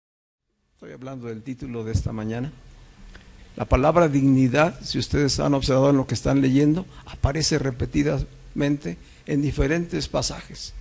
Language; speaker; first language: Spanish; native; Spanish